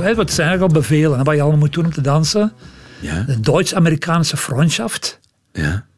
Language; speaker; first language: Dutch; native; Dutch